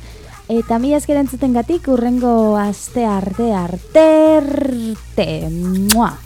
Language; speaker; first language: Basque; non-native, learner; Spanish